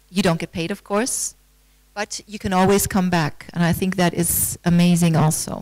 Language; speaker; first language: English; non-native, fluent; German